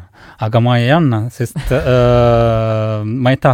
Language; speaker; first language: Estonian; non-native, local second language; Russian